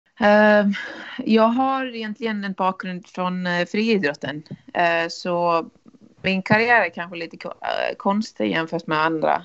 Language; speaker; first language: Swedish; non-native, fluent; Icelandic